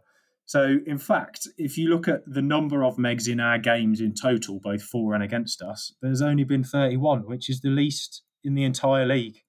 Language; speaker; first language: English; native; English